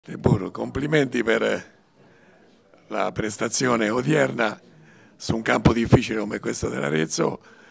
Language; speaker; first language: Italian; native; Italian